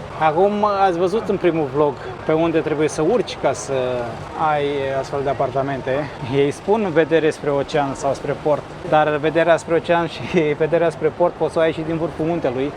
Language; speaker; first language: Romanian; native; Romanian